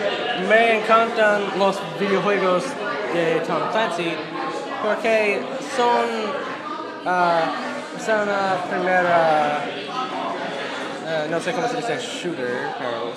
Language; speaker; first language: Spanish; non-native, learner; English